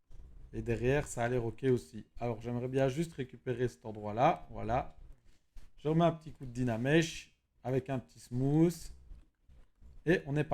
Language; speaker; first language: French; native; French